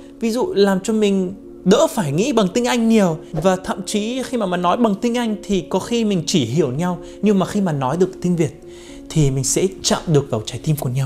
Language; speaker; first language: Vietnamese; non-native, fluent; Arabic